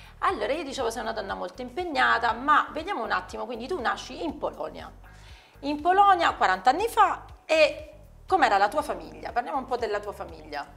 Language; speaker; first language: Italian; native; Italian